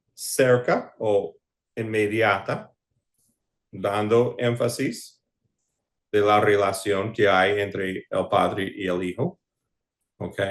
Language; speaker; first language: Spanish; non-native, fluent; English